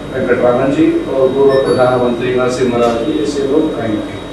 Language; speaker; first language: Hindi; non-native, local second language; Telugu